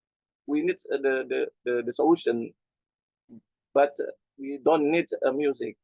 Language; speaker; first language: English; non-native, learner; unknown